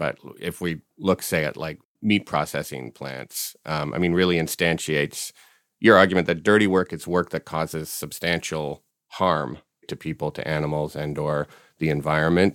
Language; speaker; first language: English; native; English